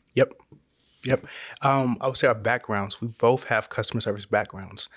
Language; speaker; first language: English; native; English